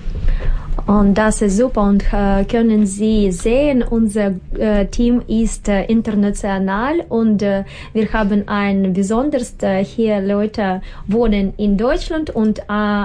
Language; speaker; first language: German; non-native, learner; Russian